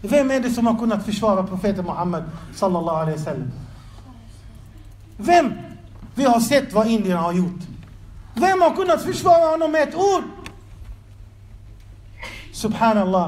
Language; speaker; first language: Swedish; non-native, fluent; Arabic